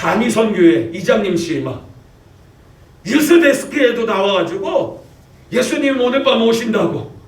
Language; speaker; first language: Korean; native; Korean